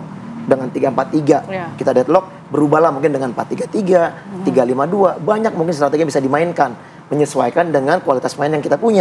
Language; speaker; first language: Indonesian; native; Indonesian